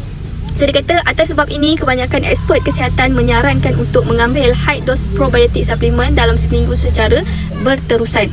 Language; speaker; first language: Malay; native; Malay